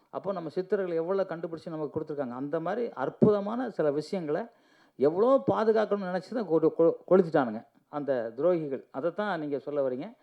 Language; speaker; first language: Tamil; native; Tamil